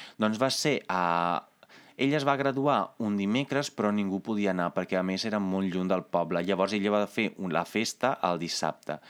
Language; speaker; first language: Catalan; non-native, fluent; Italian